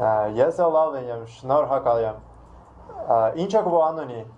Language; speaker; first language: Armenian; non-native, learner; Portuguese